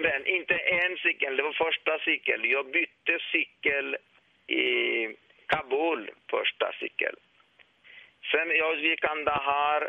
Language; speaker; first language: Swedish; non-native, fluent; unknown